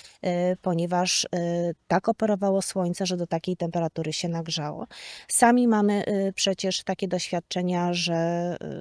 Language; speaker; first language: Polish; native; Polish